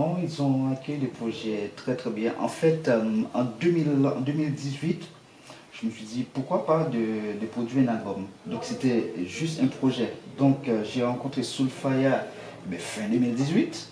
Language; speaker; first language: French; non-native, local second language; Haitian Creole